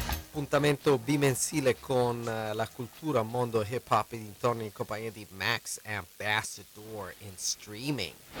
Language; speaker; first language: Italian; native; Italian